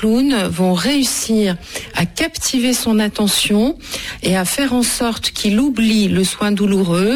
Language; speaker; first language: French; native; French